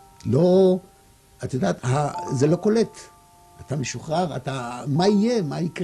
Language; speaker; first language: Hebrew; non-native, fluent; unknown